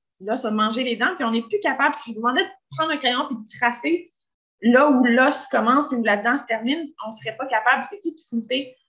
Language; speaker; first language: French; native; French